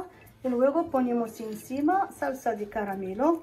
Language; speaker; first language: Spanish; non-native, fluent; Arabic